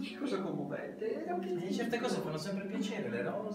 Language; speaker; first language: Italian; native; Italian